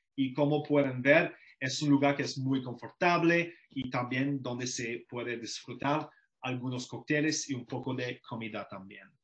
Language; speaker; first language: Spanish; non-native, fluent; English